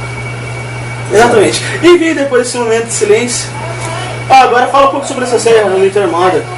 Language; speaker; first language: Portuguese; native; Portuguese